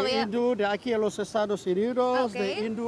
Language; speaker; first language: Spanish; non-native, learner; English